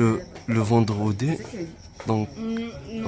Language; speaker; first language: French; non-native, learner; Arabic